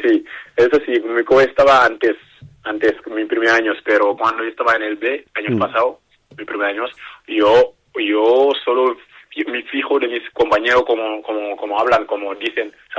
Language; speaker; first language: Spanish; non-native, learner; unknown